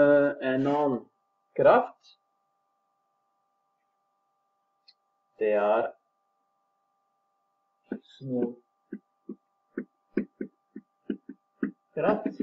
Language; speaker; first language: Norwegian; non-native, fluent; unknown